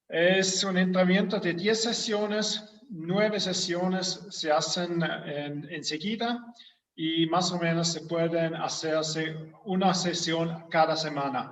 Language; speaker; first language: Spanish; non-native, fluent; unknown